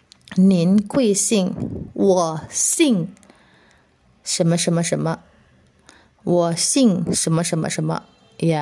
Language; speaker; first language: Chinese; non-native, fluent; Indonesian